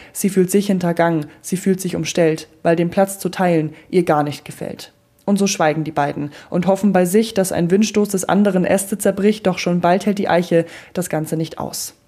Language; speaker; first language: German; native; German